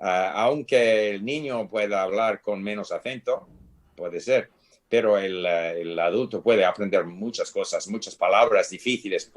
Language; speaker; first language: Spanish; non-native, fluent; English